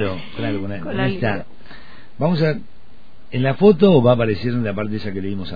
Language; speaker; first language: Spanish; native; Spanish